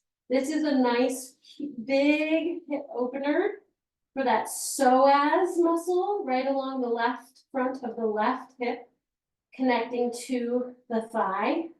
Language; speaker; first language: English; native; English